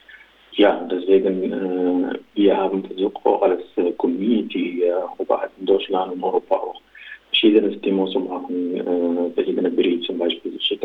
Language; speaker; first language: German; non-native, local second language; Arabic